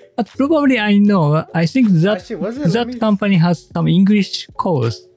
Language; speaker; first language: English; non-native, learner; Japanese